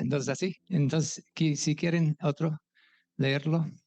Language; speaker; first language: Spanish; non-native, fluent; English